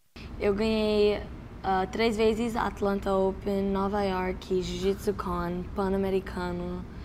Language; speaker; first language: Portuguese; early bilingual, heritage; Portuguese